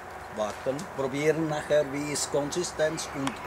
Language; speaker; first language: German; non-native, learner; Czech